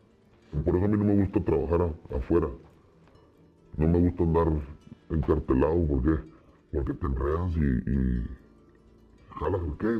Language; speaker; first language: Spanish; native; Spanish